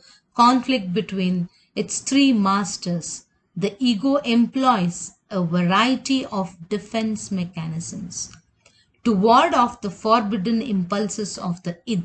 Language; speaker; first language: English; non-native, local second language; Kannada